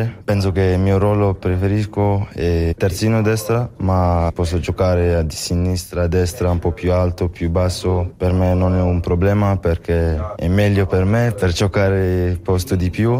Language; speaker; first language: Italian; non-native, local second language; French